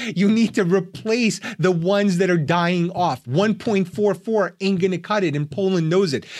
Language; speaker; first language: English; early bilingual, other home language; Russian